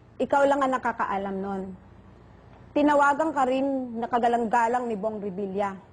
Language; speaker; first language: Filipino; native; Filipino